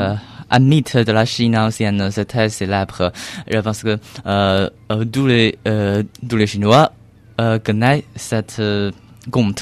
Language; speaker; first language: French; non-native, learner; Chinese